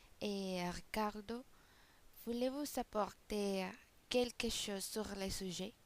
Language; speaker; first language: French; non-native, learner; Spanish